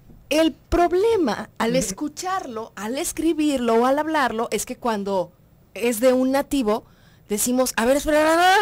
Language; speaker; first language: Spanish; native; Spanish